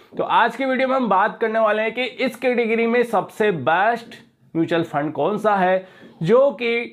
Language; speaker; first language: Hindi; native; Hindi